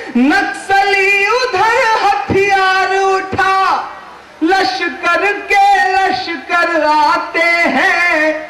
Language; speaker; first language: Hindi; native; Hindi